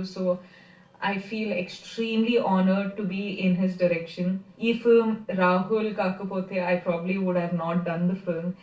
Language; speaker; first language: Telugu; non-native, fluent; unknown